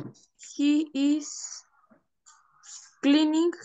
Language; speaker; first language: English; non-native, learner; Spanish